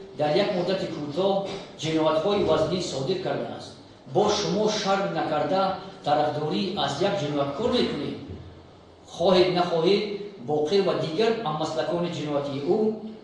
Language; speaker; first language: Tajik; non-native, local second language; Shughni